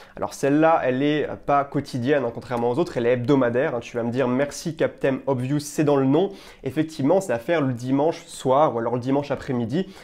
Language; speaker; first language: French; native; French